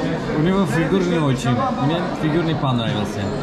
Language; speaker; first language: Russian; non-native, learner; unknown